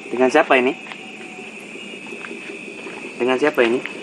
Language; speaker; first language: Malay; non-native, local second language; Madurese